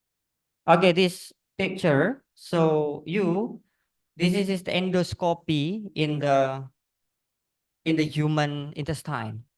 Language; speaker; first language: English; non-native, learner; Indonesian